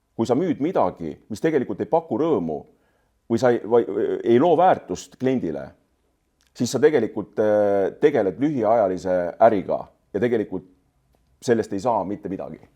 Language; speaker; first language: Estonian; native; Estonian